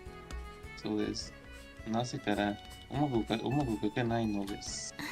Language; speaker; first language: Japanese; non-native, learner; Spanish